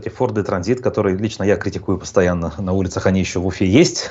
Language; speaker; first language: Russian; native; Russian